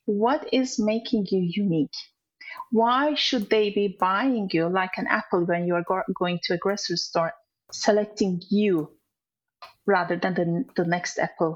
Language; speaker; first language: English; non-native, fluent; Turkish